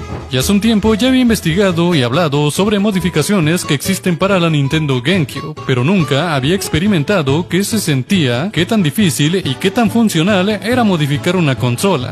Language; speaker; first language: Spanish; native; Spanish